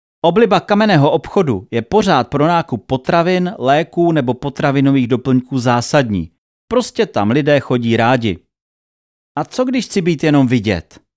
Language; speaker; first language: Czech; native; Czech